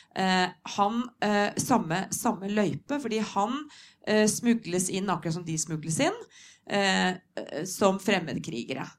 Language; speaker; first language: Norwegian; native; Norwegian